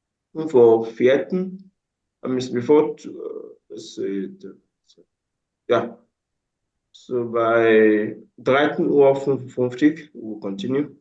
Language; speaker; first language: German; non-native, fluent; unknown